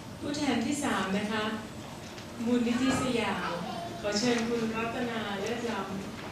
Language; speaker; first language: Thai; native; Thai